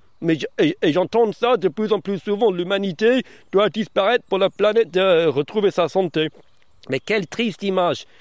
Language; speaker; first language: French; early bilingual, other home language; English